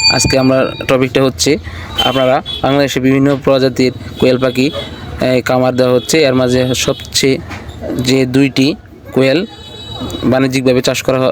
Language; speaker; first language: Bangla; native; Bangla